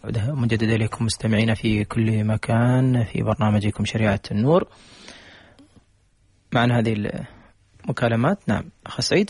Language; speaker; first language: Arabic; native; Arabic